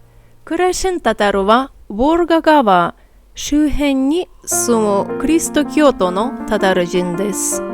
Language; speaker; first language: Japanese; non-native, fluent; Tatar